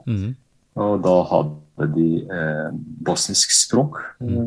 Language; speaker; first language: Norwegian; non-native, fluent; Bosnian